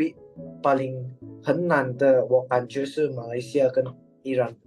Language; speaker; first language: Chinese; non-native, learner; Indonesian